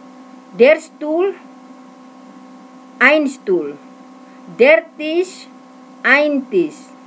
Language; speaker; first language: German; non-native, fluent; Indonesian